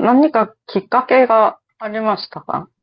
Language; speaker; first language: Japanese; non-native, fluent; Korean